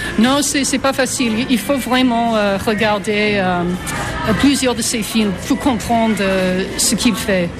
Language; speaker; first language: French; non-native, fluent; English